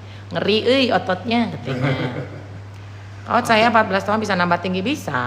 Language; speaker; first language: Indonesian; native; Indonesian